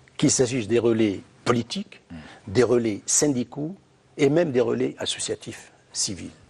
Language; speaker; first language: French; non-native, local second language; Arabic